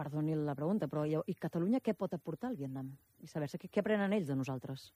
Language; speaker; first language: Catalan; native; Catalan